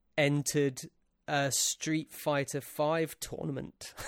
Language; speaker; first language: English; native; English